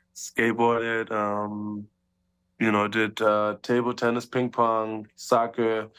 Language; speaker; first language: English; early bilingual, other home language; German